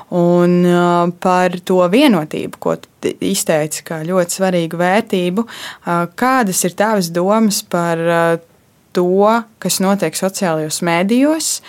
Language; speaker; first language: Latvian; native; Latvian